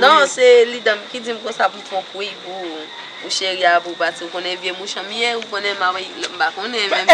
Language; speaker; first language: Haitian Creole; native; Haitian Creole